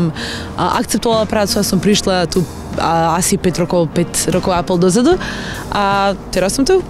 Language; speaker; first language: Slovak; non-native, learner; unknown